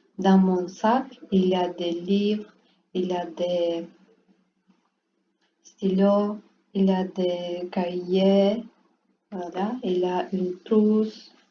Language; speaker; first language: French; non-native, learner; Portuguese